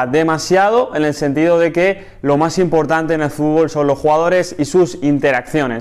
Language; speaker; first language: Spanish; native; Spanish